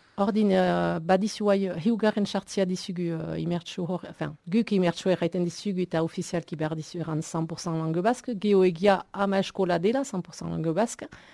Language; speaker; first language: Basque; native; Basque